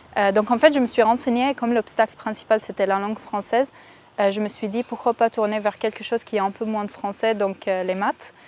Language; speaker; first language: French; non-native, fluent; Arabic